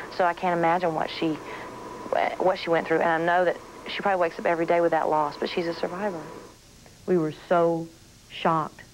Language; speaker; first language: English; native; English